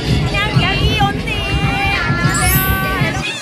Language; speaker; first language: Korean; non-native, learner; Filipino